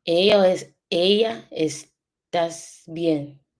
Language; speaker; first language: Spanish; non-native, learner; English